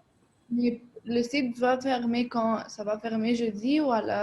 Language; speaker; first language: French; non-native, fluent; Arabic